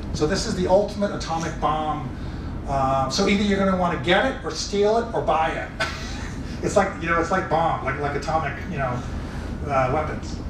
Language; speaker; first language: English; native; English